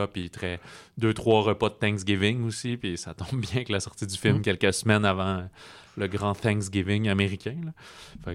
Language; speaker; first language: French; native; French